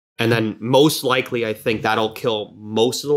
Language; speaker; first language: English; native; English